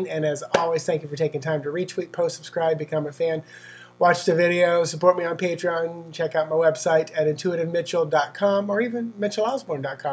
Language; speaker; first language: English; native; English